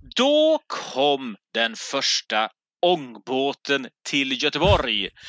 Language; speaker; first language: Swedish; native; Swedish